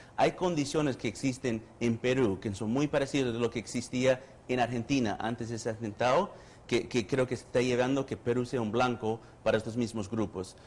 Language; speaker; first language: Spanish; early bilingual, heritage; Spanish